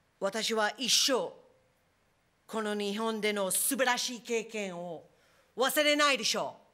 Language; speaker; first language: Japanese; non-native, fluent; English